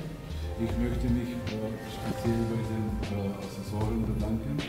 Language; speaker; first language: German; non-native, fluent; Bulgarian